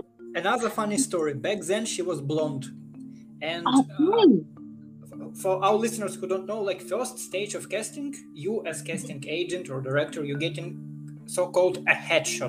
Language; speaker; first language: English; non-native, fluent; Ukrainian